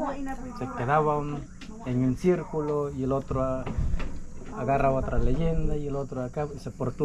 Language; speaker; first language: Spanish; non-native, local second language; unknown